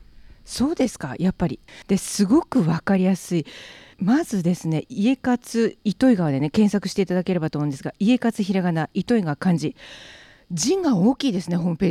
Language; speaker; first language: Japanese; native; Japanese